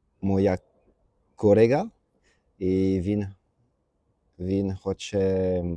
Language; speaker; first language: Ukrainian; non-native, learner; French